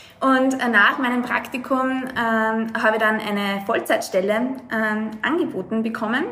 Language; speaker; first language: German; native; German